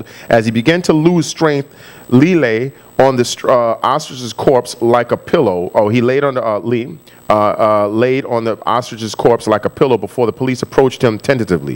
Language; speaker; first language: English; native; English